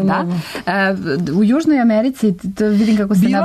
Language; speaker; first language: Serbian; native; Serbian